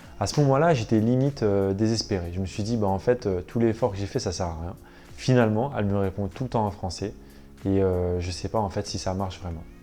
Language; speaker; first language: French; native; French